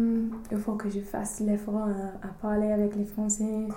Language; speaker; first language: French; non-native, fluent; English